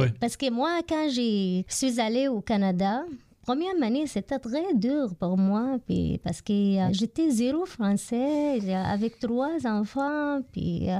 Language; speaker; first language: French; non-native, learner; Arabic